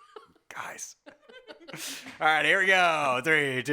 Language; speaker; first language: English; native; English